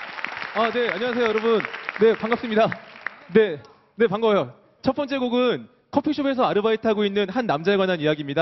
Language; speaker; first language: Korean; native; Korean